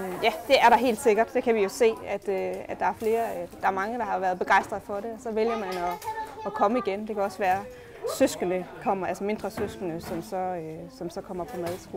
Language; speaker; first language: Danish; native; Danish